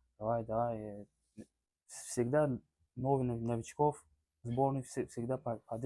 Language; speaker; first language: Russian; non-native, learner; Tajik